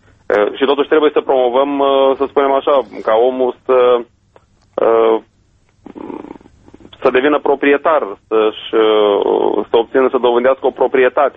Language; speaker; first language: Romanian; native; Romanian